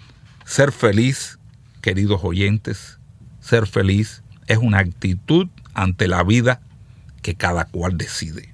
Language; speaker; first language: Spanish; native; Spanish